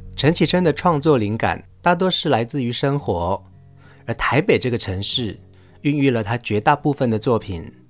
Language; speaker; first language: Chinese; native; Chinese